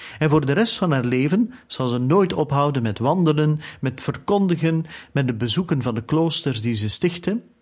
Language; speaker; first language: Dutch; native; Dutch